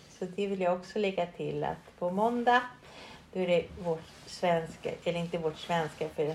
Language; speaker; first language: Swedish; early bilingual, other home language; Spanish